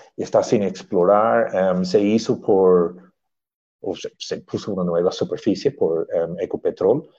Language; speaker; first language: Spanish; non-native, fluent; English